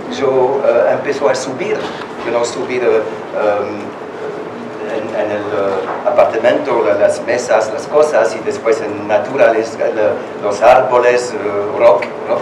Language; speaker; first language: Spanish; non-native, learner; French